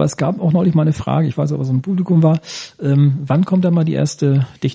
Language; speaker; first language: German; native; German